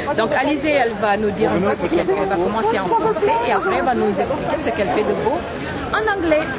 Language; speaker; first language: French; non-native, local second language; Wolof